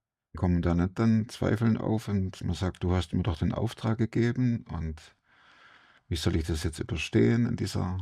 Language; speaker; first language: German; native; German